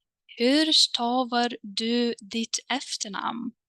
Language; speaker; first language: Swedish; non-native, fluent; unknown